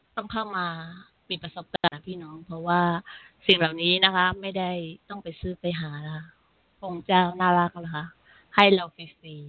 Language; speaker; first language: Thai; native; Thai